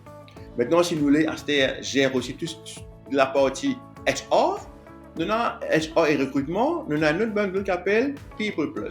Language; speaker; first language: French; non-native, local second language; Morisyen